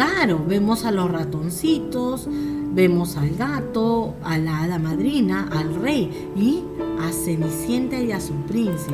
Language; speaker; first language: Spanish; native; Spanish